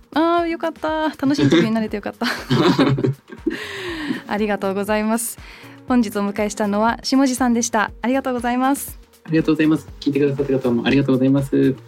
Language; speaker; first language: Japanese; early bilingual, heritage; English